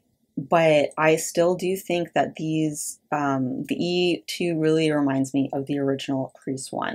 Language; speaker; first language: English; native; English